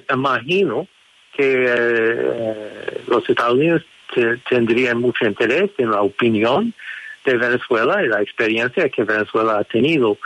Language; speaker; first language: Spanish; non-native, fluent; English